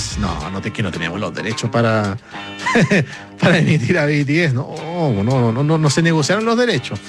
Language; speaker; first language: Spanish; native; Spanish